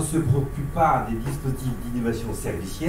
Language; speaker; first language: French; native; French